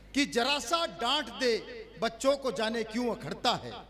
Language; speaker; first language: Hindi; native; Hindi